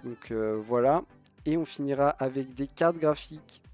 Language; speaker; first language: French; native; French